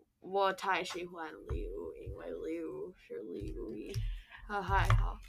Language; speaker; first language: Chinese; non-native, learner; English